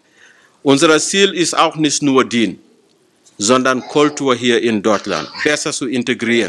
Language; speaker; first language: German; non-native, fluent; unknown